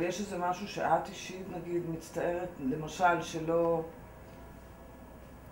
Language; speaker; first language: Hebrew; native; Hebrew